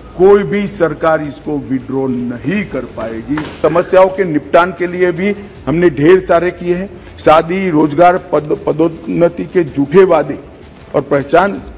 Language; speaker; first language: Hindi; non-native, local second language; Gujarati